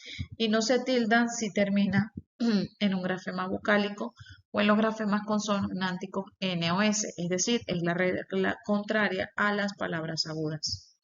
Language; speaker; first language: Spanish; native; Spanish